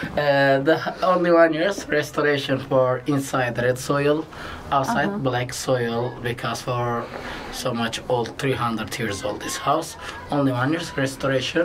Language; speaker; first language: English; non-native, learner; Arabic